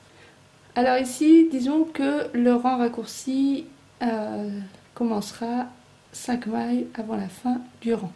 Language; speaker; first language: French; native; French